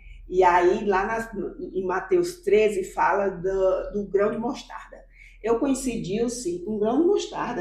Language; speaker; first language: Portuguese; native; Portuguese